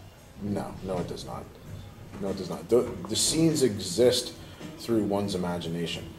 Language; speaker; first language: English; native; English